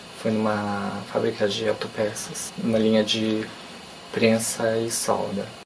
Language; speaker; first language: Portuguese; native; Portuguese